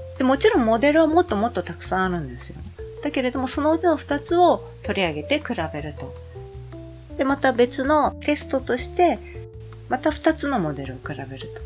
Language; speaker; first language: Japanese; native; Japanese